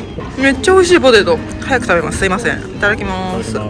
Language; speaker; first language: Japanese; native; Japanese